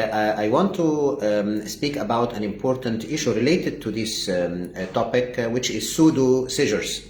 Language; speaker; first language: English; non-native, fluent; Arabic